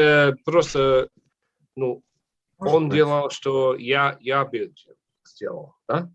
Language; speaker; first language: Russian; non-native, fluent; English